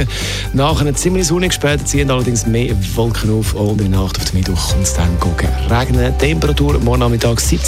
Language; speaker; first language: German; native; German